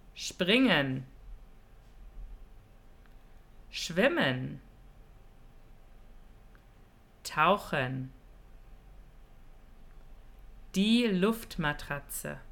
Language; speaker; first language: German; non-native, fluent; English